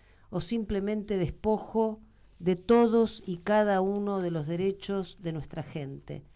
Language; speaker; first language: Spanish; native; Spanish